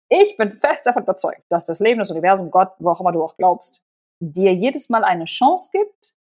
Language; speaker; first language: German; non-native, local second language; Polish